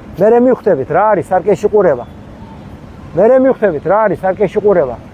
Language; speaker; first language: Georgian; native; Georgian